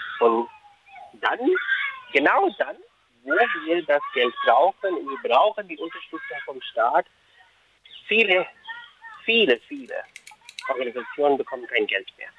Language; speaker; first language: German; non-native, fluent; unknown